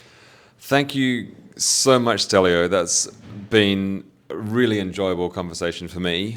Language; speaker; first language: English; native; English